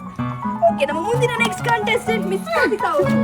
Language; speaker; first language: Kannada; native; Kannada